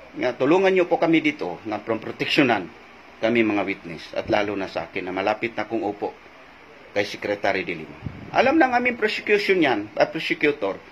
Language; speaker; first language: Filipino; non-native, local second language; Cebuano